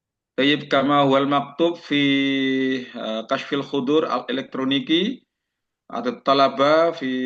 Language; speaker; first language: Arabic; non-native, fluent; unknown